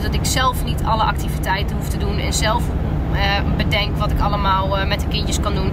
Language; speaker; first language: Dutch; native; Dutch